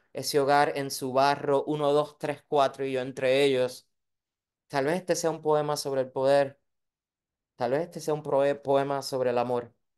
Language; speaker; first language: Spanish; early bilingual, heritage; Spanish